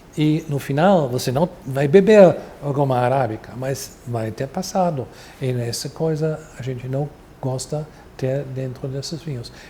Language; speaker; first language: Portuguese; non-native, fluent; German